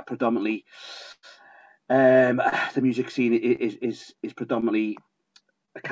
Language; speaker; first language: English; native; English